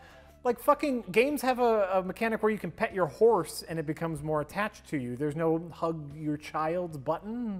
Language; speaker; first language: English; native; English